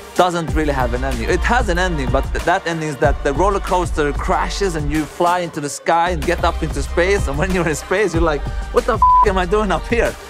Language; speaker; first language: English; early bilingual, other home language; Arabic